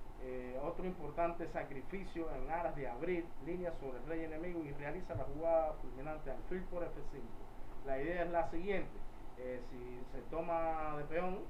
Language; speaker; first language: Spanish; native; Spanish